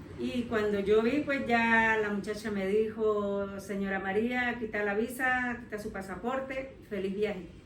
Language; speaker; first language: Spanish; native; Spanish